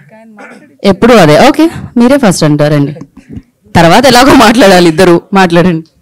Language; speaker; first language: Telugu; native; Telugu